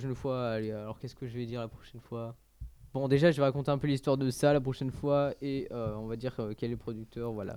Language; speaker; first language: French; native; French